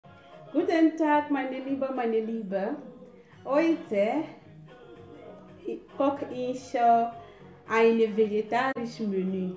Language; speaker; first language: German; non-native, learner; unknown